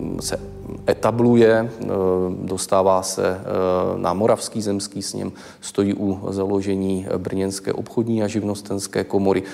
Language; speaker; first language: Czech; native; Czech